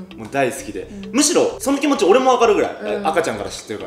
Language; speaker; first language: Japanese; native; Japanese